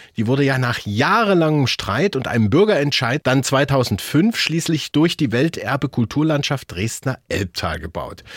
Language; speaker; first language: German; native; German